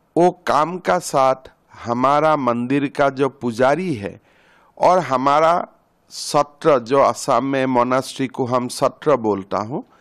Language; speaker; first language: Hindi; non-native, local second language; Assamese